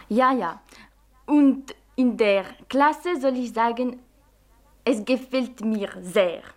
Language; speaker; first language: German; non-native, fluent; French